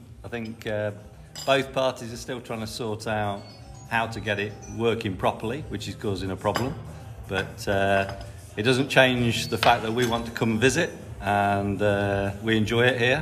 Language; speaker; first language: English; native; English